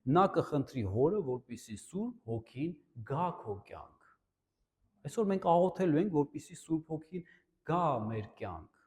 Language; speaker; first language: Armenian; native; Armenian